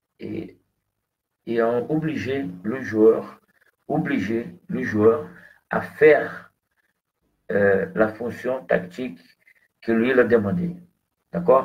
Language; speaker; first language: French; non-native, fluent; Portuguese